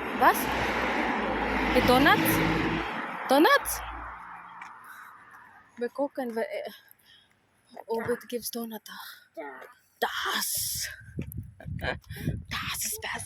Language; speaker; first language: German; non-native, learner; Filipino